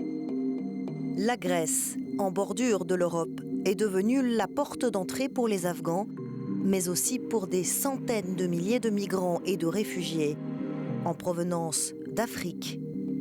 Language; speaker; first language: French; native; French